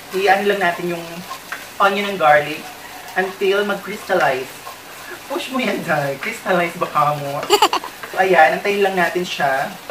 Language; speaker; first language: Filipino; non-native, local second language; Waray